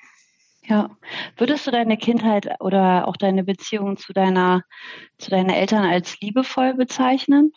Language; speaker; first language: German; native; German